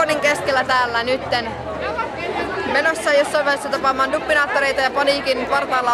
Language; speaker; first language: Finnish; native; Finnish